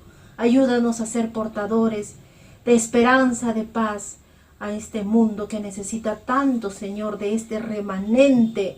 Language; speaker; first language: Spanish; native; Spanish